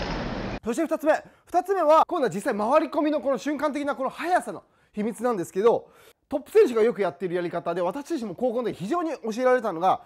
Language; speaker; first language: Japanese; native; Japanese